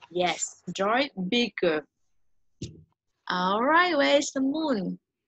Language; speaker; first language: English; non-native, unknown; Vietnamese